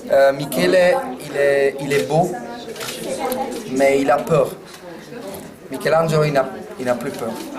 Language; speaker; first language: French; non-native, fluent; Italian